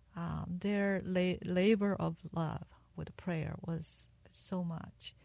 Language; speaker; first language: English; non-native, fluent; Korean